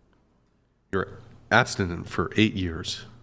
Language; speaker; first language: English; native; English